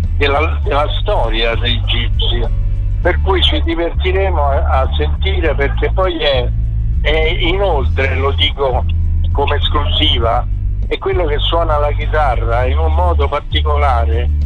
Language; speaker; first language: Italian; native; Italian